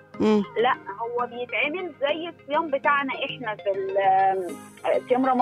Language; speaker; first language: Arabic; native; Arabic